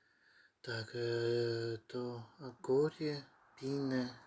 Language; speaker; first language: Greek; non-native, learner; Ukrainian